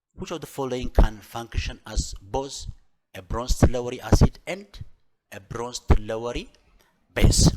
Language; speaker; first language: English; non-native, local second language; Amharic